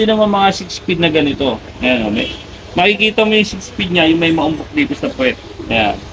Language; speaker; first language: Filipino; native; Filipino